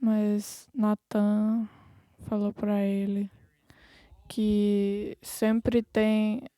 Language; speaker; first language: Portuguese; non-native, fluent; English